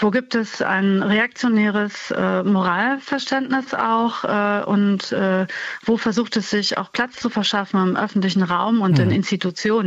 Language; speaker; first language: German; native; German